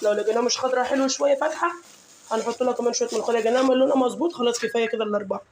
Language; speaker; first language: Arabic; native; Arabic